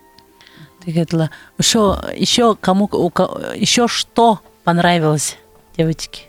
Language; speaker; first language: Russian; non-native, local second language; Buriat